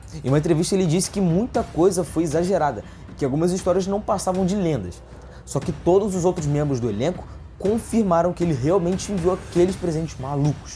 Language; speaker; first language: Portuguese; native; Portuguese